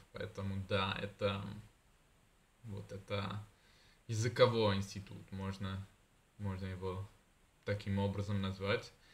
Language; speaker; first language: Russian; non-native, learner; Italian